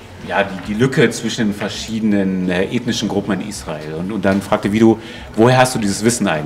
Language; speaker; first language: German; native; German